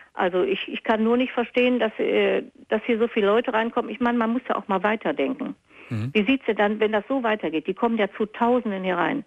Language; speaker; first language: German; native; German